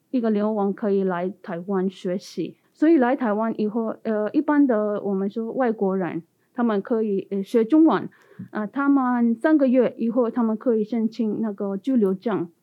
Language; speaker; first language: Chinese; non-native, learner; Tibetan